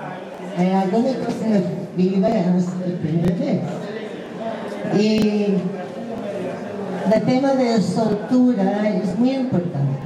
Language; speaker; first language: Spanish; non-native, fluent; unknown